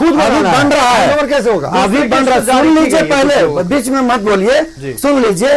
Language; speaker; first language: Hindi; native; Hindi